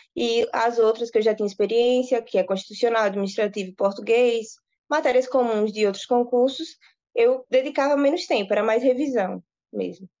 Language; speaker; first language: Portuguese; native; Portuguese